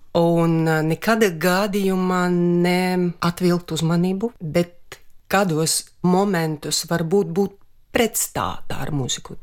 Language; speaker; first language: Latvian; non-native, local second language; Russian